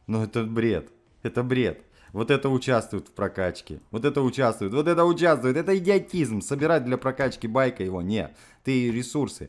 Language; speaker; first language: Russian; native; Russian